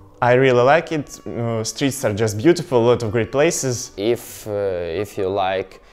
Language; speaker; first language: English; non-native, fluent; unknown